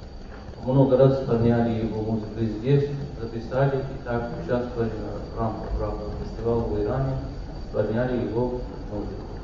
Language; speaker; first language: Russian; non-native, learner; Persian